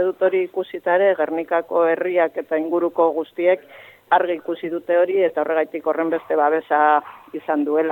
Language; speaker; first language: Basque; native; Basque